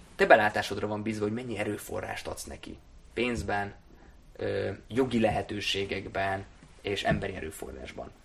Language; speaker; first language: Hungarian; non-native, local second language; German